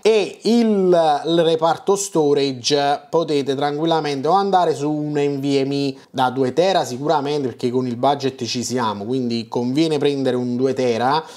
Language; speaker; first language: Italian; native; Italian